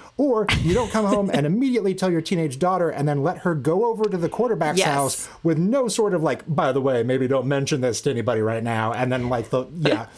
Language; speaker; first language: English; native; English